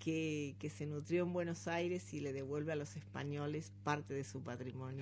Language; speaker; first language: Spanish; native; Spanish